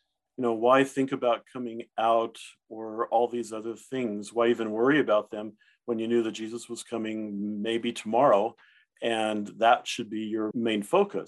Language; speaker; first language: English; early bilingual, other home language; German